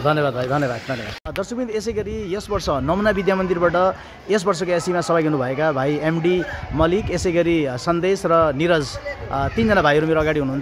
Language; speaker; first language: Nepali; native; Nepali